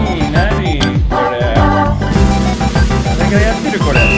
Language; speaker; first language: Japanese; non-native, fluent; English